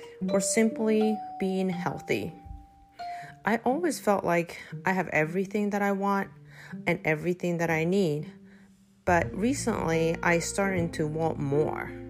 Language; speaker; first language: English; non-native, fluent; Japanese